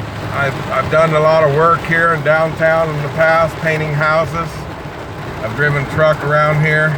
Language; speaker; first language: English; native; English